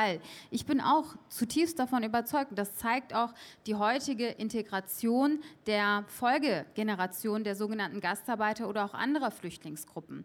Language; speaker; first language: German; early bilingual, other home language; Turkish